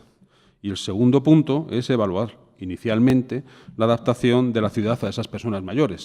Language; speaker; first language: Spanish; native; Spanish